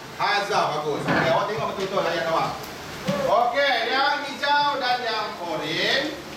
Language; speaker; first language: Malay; native; Malay